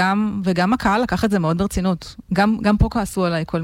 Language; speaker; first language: Hebrew; native; Hebrew